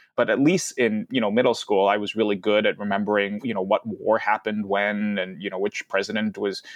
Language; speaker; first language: English; early bilingual, other home language; Cantonese